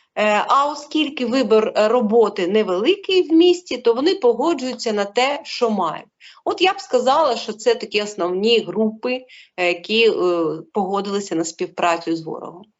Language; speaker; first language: Ukrainian; non-native, local second language; Russian